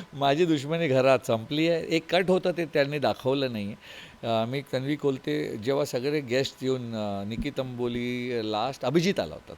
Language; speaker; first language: Marathi; non-native, local second language; Tulu